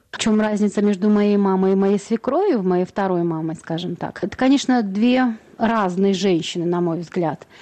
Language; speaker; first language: Russian; native; Russian